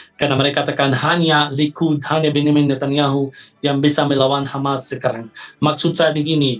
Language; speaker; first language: Indonesian; non-native, fluent; Arabic